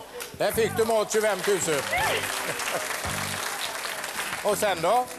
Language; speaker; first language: Swedish; native; Swedish